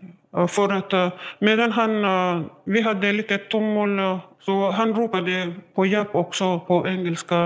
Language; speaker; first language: Swedish; non-native, learner; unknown